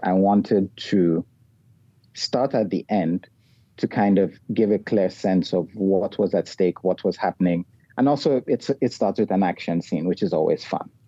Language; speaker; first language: English; non-native, local second language; Yoruba